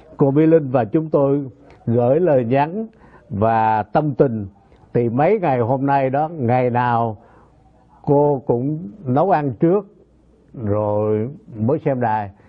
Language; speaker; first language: Vietnamese; native; Vietnamese